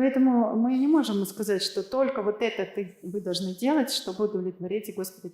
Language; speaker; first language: Russian; native; Russian